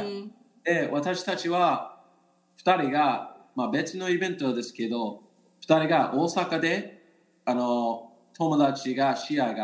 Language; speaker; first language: Japanese; non-native, learner; English